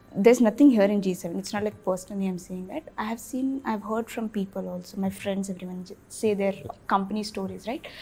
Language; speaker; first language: English; non-native, local second language; Bhojpuri